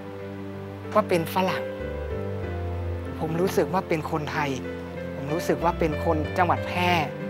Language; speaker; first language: Thai; early bilingual, other home language; English